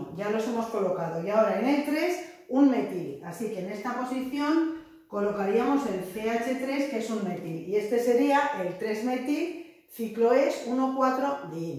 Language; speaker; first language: Spanish; native; Spanish